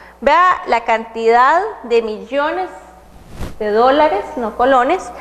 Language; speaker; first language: Spanish; native; Spanish